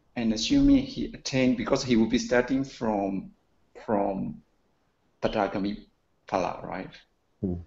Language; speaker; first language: English; non-native, learner; Burmese